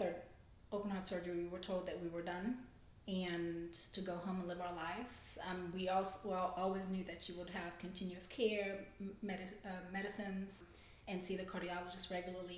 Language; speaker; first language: English; non-native, fluent; German